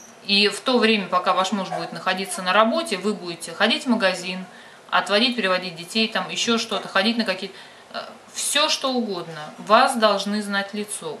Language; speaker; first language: Russian; native; Russian